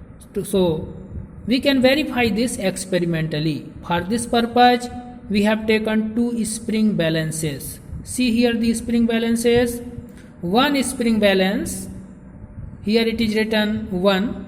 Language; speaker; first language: English; non-native, local second language; Hindi